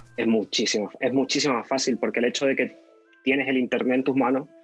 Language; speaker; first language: Spanish; native; Spanish